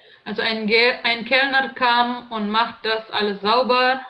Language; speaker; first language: German; non-native, learner; Indonesian